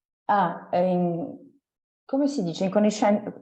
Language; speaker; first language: Italian; non-native, fluent; French